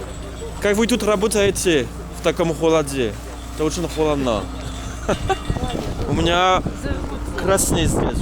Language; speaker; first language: Russian; non-native, learner; French